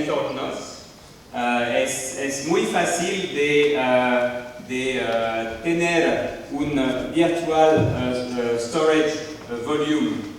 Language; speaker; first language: Spanish; non-native, learner; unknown